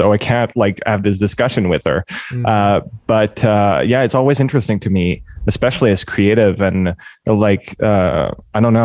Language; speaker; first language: English; non-native, fluent; French